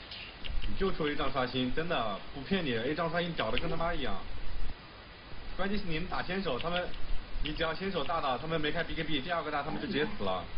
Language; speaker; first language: Chinese; native; Chinese